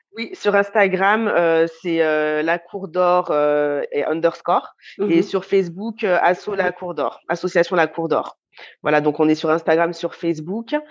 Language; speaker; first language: French; native; French